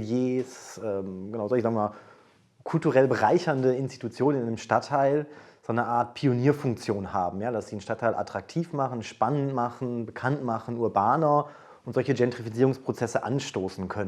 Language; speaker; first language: German; native; German